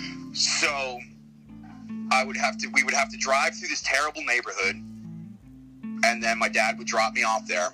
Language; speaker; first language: English; native; English